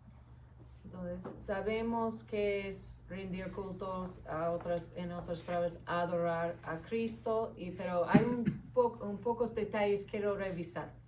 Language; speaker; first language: Spanish; non-native, fluent; English